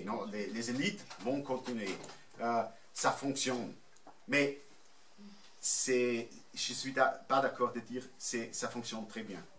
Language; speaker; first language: French; non-native, fluent; German